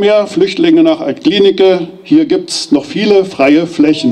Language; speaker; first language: German; native; German